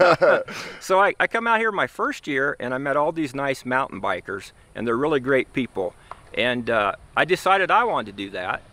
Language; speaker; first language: English; native; English